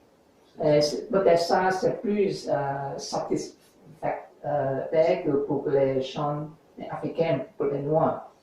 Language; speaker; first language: French; non-native, learner; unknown